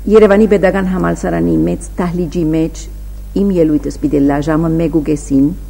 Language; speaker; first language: Armenian; early bilingual, heritage; Armenian